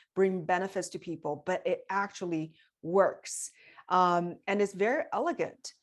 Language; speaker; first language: English; non-native, fluent; Chinese